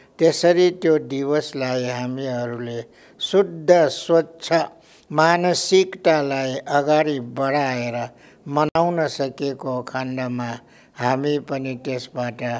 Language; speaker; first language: Nepali; non-native, local second language; Newari